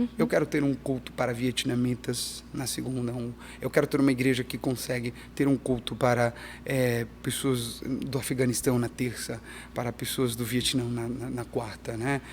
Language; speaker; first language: Portuguese; early bilingual, heritage; Portuguese